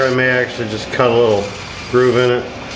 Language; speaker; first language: English; native; English